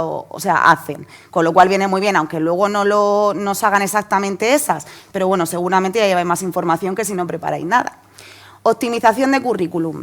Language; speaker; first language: Spanish; native; Spanish